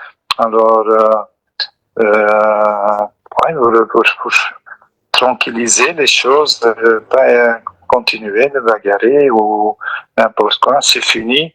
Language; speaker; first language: French; non-native, local second language; Dutch